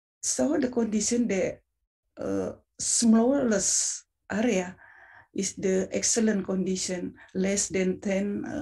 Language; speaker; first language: English; non-native, fluent; Indonesian